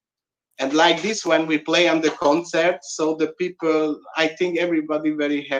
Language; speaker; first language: English; non-native, learner; Hungarian